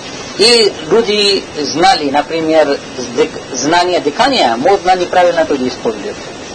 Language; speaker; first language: Russian; non-native, learner; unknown